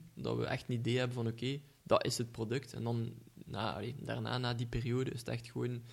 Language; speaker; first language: Dutch; native; Dutch